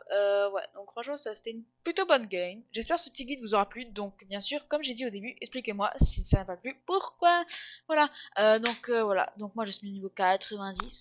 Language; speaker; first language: French; native; French